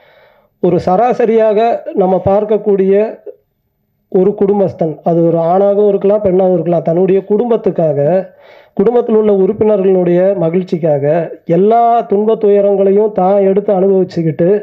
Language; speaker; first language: Tamil; native; Tamil